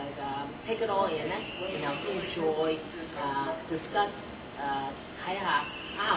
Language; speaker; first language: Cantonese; early bilingual, heritage; Cantonese